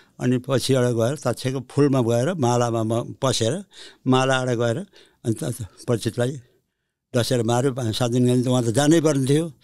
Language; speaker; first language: Nepali; early bilingual, heritage; Nepali